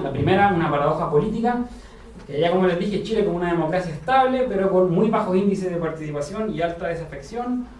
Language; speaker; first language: Spanish; native; Spanish